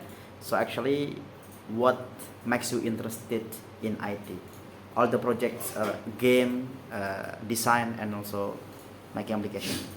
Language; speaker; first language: English; non-native, fluent; Indonesian